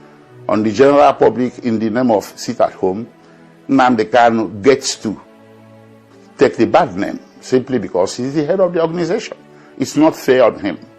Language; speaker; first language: English; non-native, local second language; Igbo